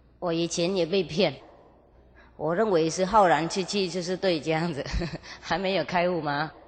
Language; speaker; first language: Chinese; non-native, fluent; Vietnamese